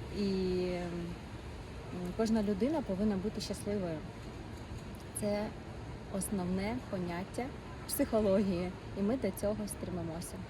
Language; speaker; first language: Ukrainian; non-native, local second language; Russian